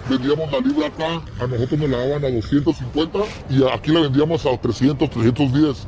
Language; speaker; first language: Spanish; native; Spanish